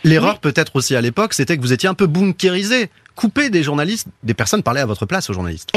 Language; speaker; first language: French; native; French